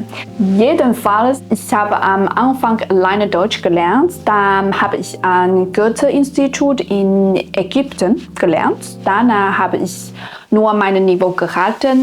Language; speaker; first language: German; non-native, fluent; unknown